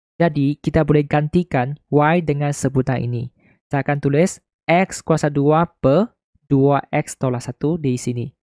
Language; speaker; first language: Malay; non-native, local second language; Chinese